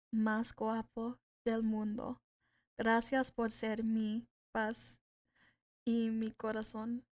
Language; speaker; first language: Spanish; non-native, learner; English